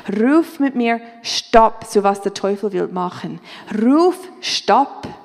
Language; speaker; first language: German; non-native, fluent; English